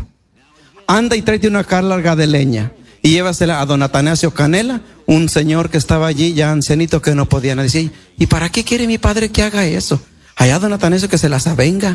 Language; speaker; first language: Spanish; native; Spanish